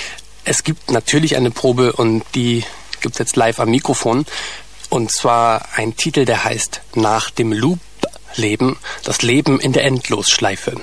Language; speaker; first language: German; native; German